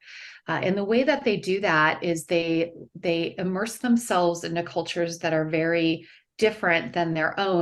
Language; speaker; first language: English; native; English